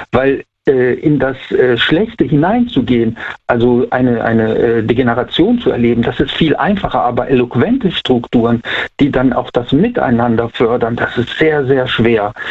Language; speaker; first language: German; native; German